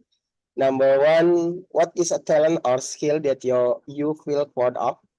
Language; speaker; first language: English; non-native, learner; Indonesian